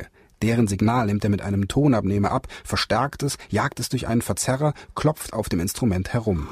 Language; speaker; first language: German; native; German